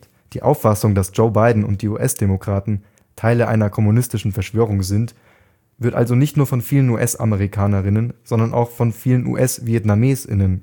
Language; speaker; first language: German; native; German